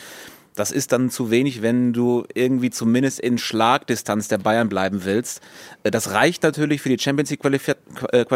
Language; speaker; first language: German; native; German